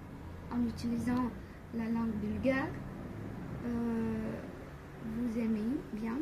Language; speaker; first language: French; non-native, fluent; Bulgarian